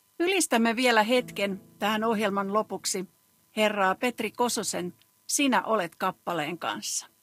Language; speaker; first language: Finnish; native; Finnish